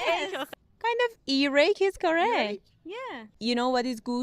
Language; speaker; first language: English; non-native, fluent; Persian